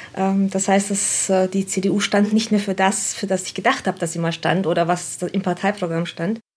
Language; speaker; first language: German; non-native, fluent; Romanian